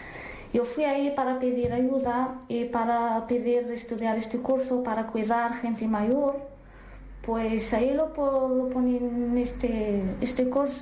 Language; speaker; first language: Spanish; non-native, learner; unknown